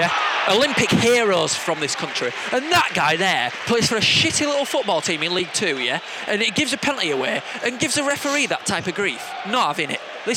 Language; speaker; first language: English; native; English